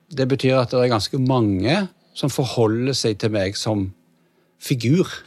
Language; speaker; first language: Norwegian; native; Norwegian